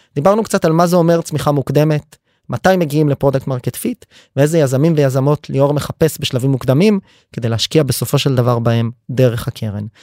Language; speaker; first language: Hebrew; native; Hebrew